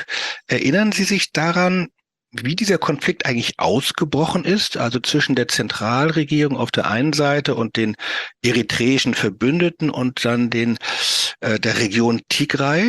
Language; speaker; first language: German; native; German